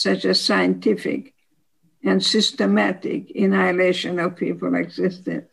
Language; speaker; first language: English; non-native, fluent; Slovak